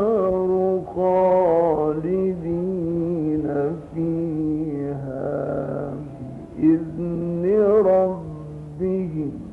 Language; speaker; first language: Arabic; native; Arabic